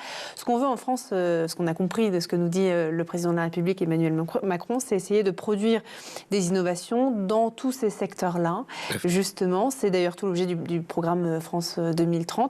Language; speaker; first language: French; native; French